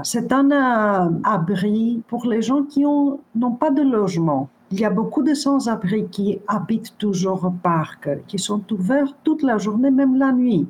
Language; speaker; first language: French; non-native, fluent; Greek